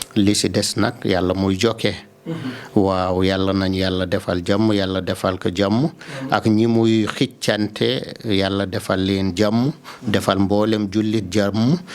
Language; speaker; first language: Wolof; non-native, local second language; Fula